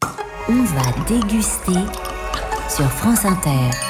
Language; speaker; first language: French; native; French